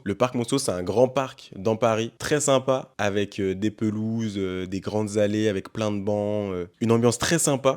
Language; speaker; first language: French; native; French